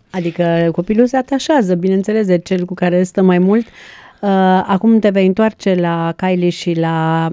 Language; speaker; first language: Romanian; native; Romanian